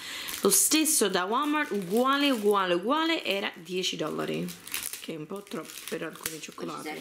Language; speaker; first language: Italian; early bilingual, heritage; Italian